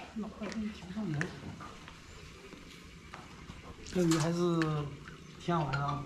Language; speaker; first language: Chinese; native; Chinese